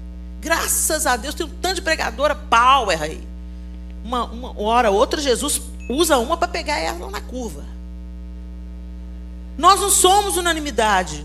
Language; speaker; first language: Portuguese; native; Portuguese